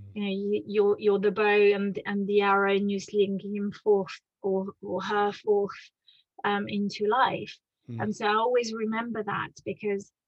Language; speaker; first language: English; non-native, fluent; French